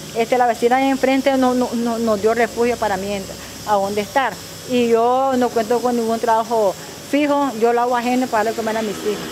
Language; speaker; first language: Spanish; native; Spanish